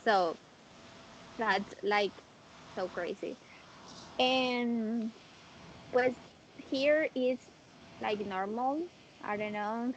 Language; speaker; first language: English; non-native, learner; Spanish